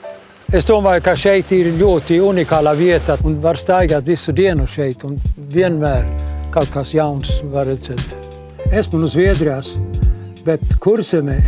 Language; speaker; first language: Latvian; non-native, learner; Swedish